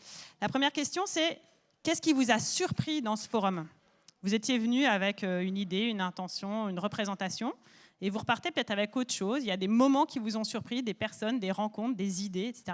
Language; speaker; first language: French; native; French